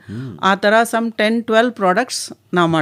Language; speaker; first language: Kannada; non-native, local second language; Malayalam